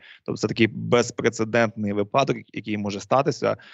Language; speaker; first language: Ukrainian; native; Ukrainian